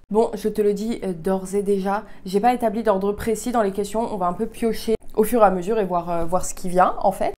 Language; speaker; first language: French; early bilingual, heritage; French